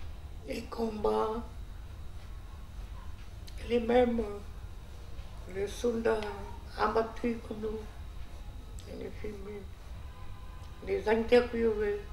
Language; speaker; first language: French; non-native, learner; Vietnamese